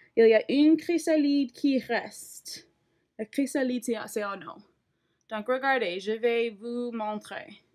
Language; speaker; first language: French; non-native, learner; English